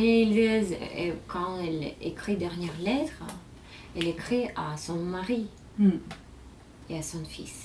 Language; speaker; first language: French; non-native, learner; Russian